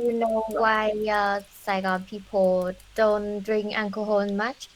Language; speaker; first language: English; non-native, learner; Vietnamese